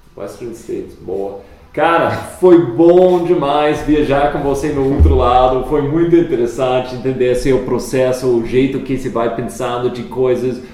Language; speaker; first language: Portuguese; non-native, fluent; English